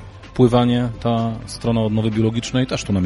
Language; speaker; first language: Polish; native; Polish